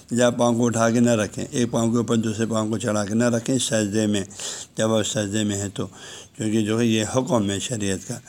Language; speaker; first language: Urdu; non-native, local second language; Balti